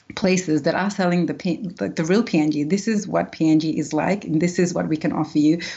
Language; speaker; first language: English; early bilingual, other home language; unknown